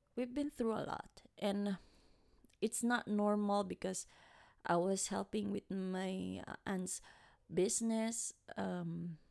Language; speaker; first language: English; non-native, local second language; Waray